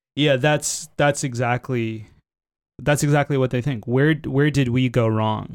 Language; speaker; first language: English; native; English